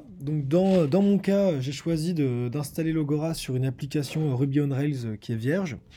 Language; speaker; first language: French; native; French